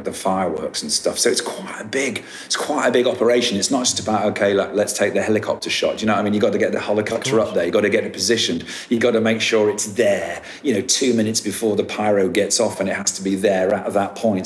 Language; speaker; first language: English; native; English